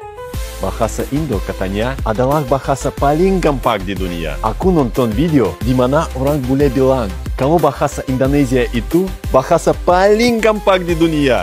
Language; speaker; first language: Indonesian; non-native, fluent; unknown